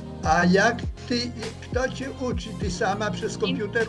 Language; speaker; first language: Polish; native; Polish